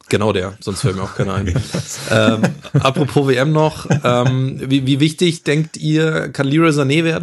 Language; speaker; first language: German; native; German